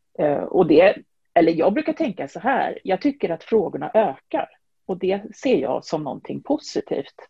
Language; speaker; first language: Swedish; native; Swedish